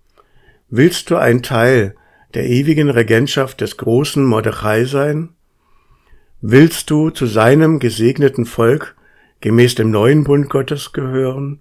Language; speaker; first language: German; native; German